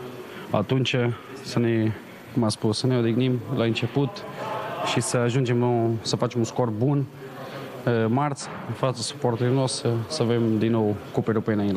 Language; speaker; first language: Romanian; non-native, learner; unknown